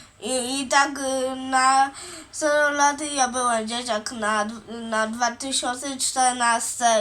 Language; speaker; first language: Polish; early bilingual, heritage; Portuguese